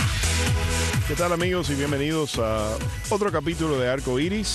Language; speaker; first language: Spanish; early bilingual, heritage; Spanish